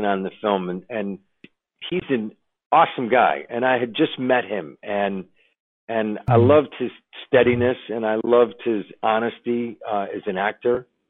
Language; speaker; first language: English; native; English